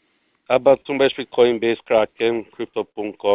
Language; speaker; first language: German; non-native, fluent; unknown